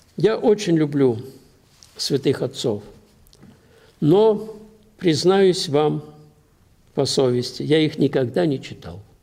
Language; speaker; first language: Russian; native; Russian